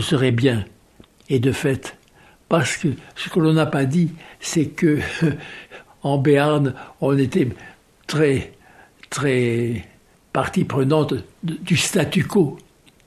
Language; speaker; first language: French; native; French